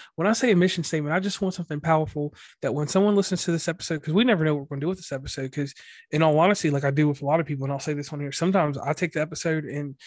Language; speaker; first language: English; native; English